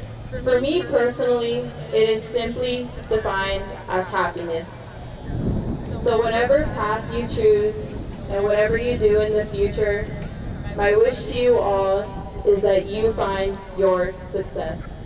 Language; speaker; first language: English; early bilingual, other home language; Spanish